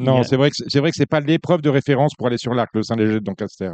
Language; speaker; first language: French; native; French